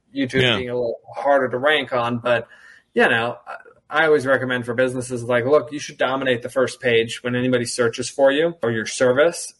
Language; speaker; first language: English; early bilingual, other home language; German